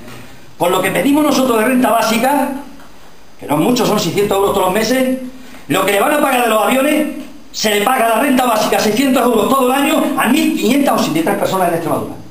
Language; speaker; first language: Spanish; native; Spanish